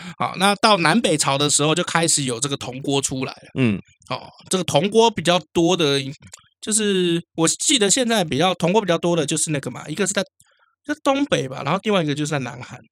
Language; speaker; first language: Chinese; native; Chinese